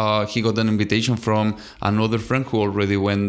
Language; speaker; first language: English; non-native, fluent; Spanish